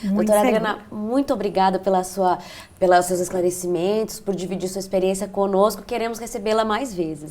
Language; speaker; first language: Portuguese; native; Portuguese